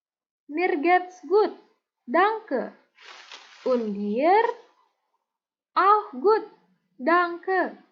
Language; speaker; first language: German; non-native, learner; Indonesian